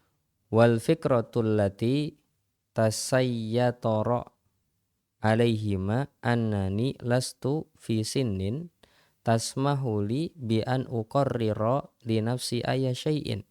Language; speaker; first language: Arabic; non-native, fluent; Indonesian